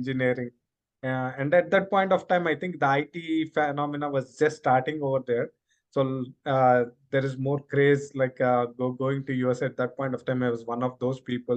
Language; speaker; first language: English; non-native, local second language; Telugu